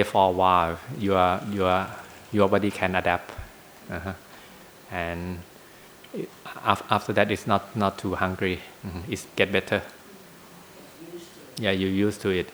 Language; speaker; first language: English; non-native, learner; Thai